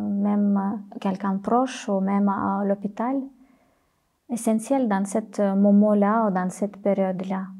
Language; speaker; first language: French; non-native, fluent; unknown